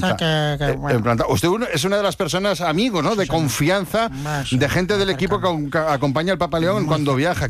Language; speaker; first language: Spanish; native; Spanish